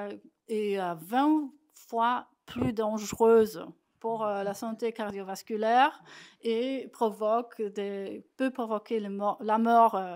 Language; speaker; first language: French; non-native, fluent; Polish